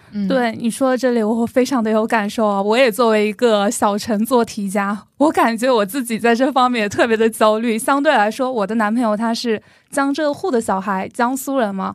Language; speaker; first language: Chinese; native; Chinese